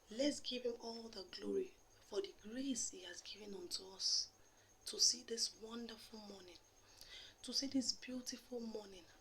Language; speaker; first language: English; non-native, local second language; Yoruba